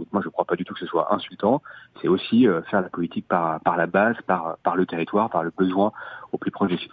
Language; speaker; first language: French; native; French